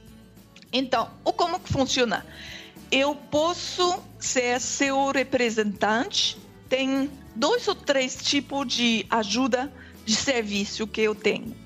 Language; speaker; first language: Portuguese; non-native, fluent; French